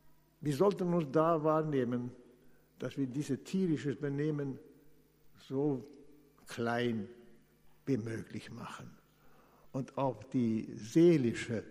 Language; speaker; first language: German; non-native, fluent; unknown